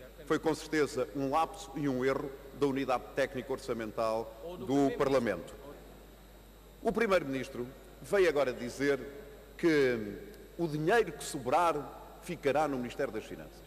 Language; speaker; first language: Portuguese; native; Portuguese